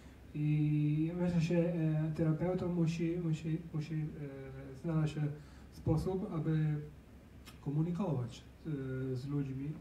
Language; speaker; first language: Polish; non-native, learner; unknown